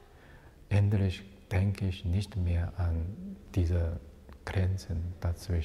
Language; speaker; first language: German; non-native, fluent; Chinese